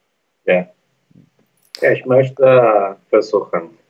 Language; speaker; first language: German; non-native, learner; Portuguese